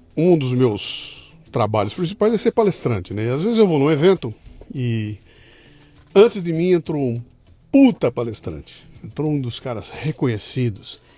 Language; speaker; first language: Portuguese; native; Portuguese